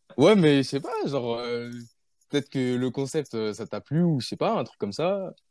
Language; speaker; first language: French; early bilingual, other home language; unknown